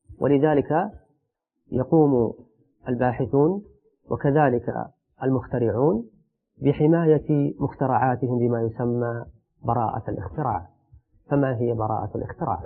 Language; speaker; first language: Arabic; native; Arabic